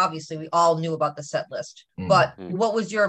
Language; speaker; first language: English; native; English